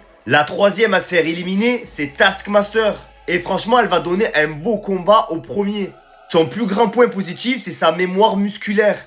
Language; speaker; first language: French; native; French